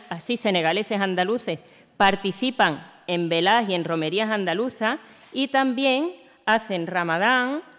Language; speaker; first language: Spanish; native; Spanish